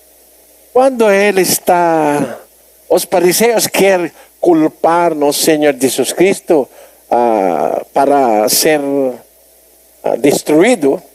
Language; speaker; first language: Portuguese; non-native, learner; Filipino